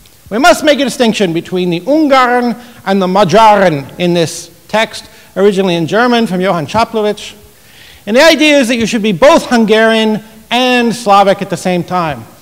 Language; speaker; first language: English; native; English